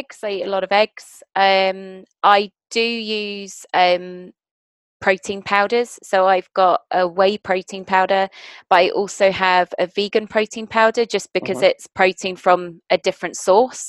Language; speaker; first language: English; native; English